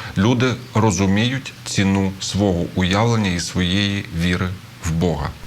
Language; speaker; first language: Ukrainian; native; Ukrainian